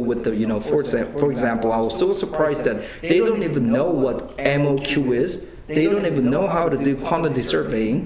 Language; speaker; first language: English; non-native, fluent; Korean